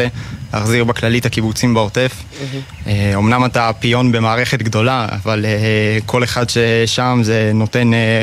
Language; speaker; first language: Hebrew; native; Hebrew